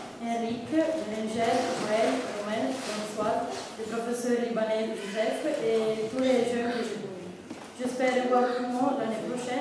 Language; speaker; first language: French; non-native, learner; Italian